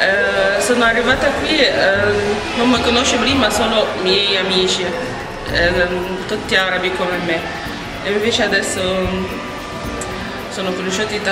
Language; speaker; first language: Italian; non-native, learner; Arabic